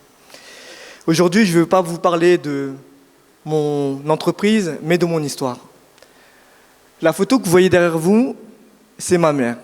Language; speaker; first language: French; native; French